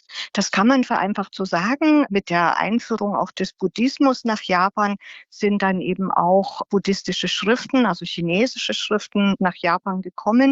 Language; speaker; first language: German; native; German